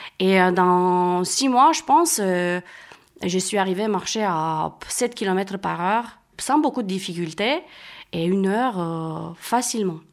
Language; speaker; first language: French; non-native, fluent; Romanian